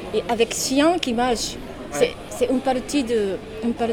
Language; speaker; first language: French; non-native, learner; Japanese